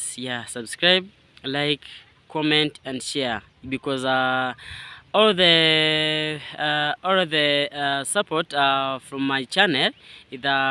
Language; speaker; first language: English; non-native, learner; Swahili